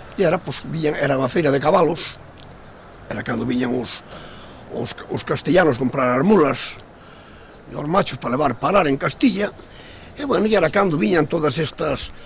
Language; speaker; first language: Galician; native; Galician